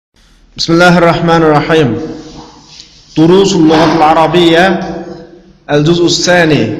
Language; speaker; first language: Arabic; non-native, fluent; Uyghur